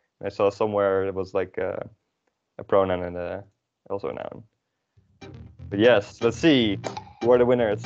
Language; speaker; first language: English; non-native, fluent; Dutch